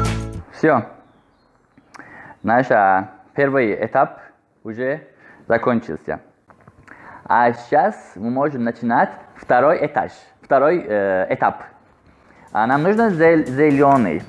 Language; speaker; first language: Russian; non-native, learner; Azerbaijani